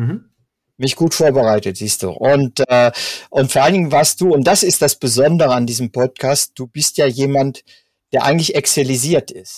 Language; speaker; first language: German; native; German